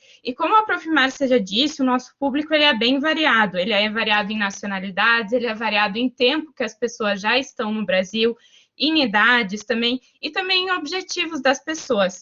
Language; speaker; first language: Portuguese; native; Portuguese